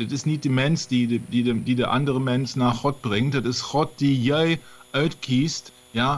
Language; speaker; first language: Dutch; non-native, learner; German